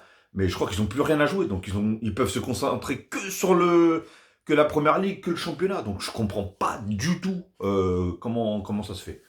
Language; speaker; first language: French; native; French